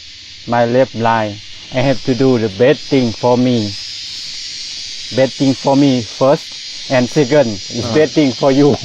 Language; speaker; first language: English; non-native, learner; Thai